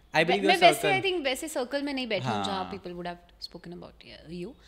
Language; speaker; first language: Hindi; native; Hindi